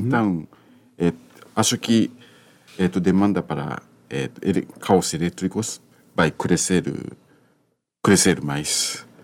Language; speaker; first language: Portuguese; non-native, learner; Japanese